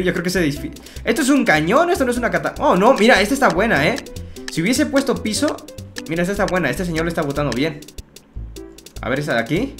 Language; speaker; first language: Spanish; native; Spanish